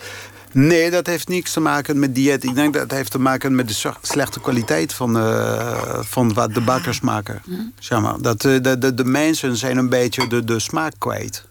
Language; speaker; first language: Dutch; non-native, fluent; French